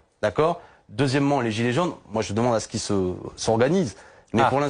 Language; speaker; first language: French; native; French